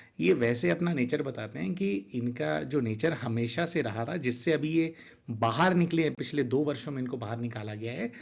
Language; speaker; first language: Hindi; native; Hindi